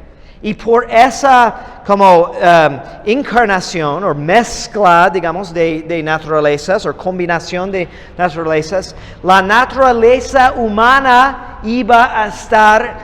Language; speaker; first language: Spanish; non-native, fluent; English